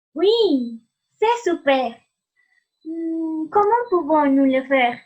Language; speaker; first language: French; non-native, learner; Spanish